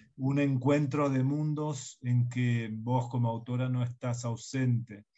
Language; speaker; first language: Spanish; early bilingual, heritage; Spanish